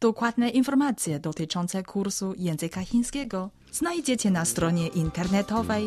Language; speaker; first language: Polish; non-native, fluent; Chinese